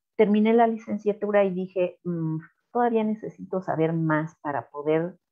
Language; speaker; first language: Spanish; native; Spanish